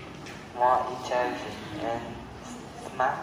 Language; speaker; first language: English; non-native, learner; Vietnamese